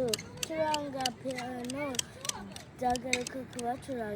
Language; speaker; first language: Kinyarwanda; early bilingual, heritage; Kinyarwanda